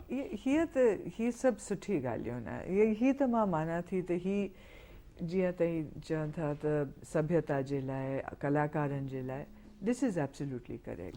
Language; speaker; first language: Sindhi; early bilingual, heritage; Sindhi